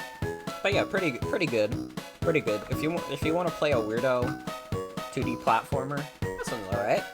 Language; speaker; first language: English; native; English